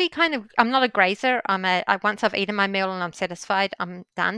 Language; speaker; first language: English; native; English